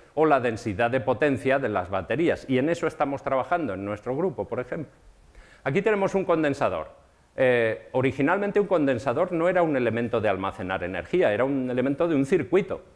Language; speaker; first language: Spanish; native; Spanish